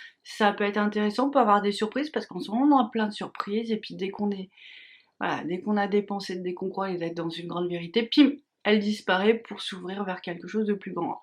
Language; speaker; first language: French; native; French